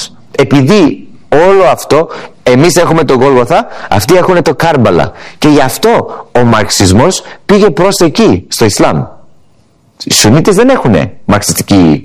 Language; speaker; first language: Greek; early bilingual, heritage; English